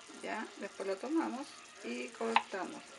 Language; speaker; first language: Spanish; native; Spanish